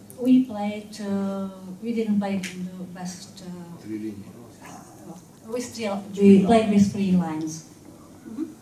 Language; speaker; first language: English; non-native, learner; Russian